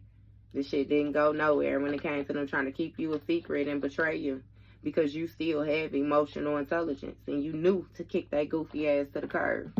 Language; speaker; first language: English; native; English